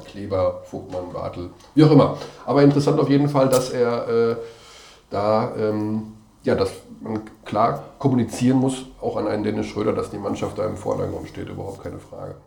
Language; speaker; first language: German; native; German